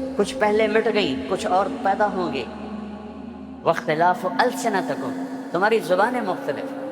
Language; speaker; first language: Urdu; non-native, local second language; Punjabi